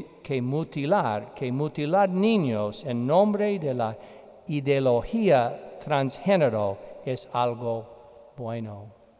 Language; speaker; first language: Spanish; non-native, fluent; English